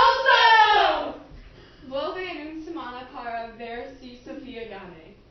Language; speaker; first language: Spanish; non-native, learner; English